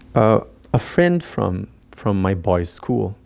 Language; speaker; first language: English; non-native, fluent; Portuguese